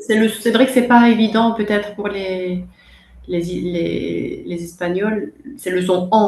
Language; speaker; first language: French; native; French